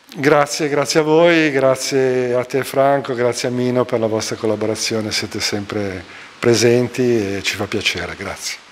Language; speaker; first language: Italian; native; Italian